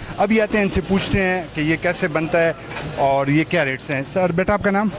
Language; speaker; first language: Urdu; non-native, local second language; Pashto